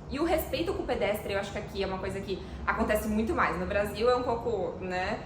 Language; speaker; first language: Portuguese; native; Portuguese